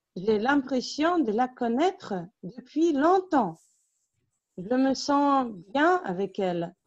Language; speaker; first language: French; non-native, fluent; Russian